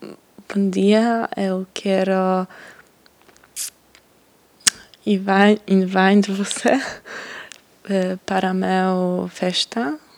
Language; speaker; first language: Portuguese; non-native, learner; English